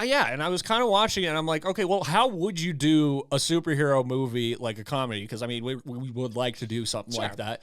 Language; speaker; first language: English; native; English